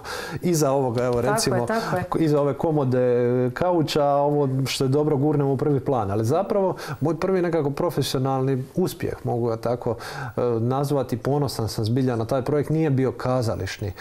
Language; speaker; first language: Croatian; native; Croatian